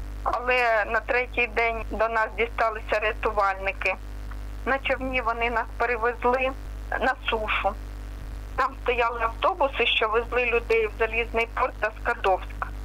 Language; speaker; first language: Ukrainian; non-native, local second language; Russian